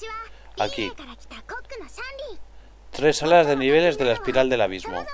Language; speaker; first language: Spanish; native; Spanish